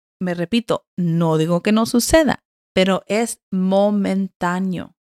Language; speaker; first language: Spanish; early bilingual, heritage; Spanish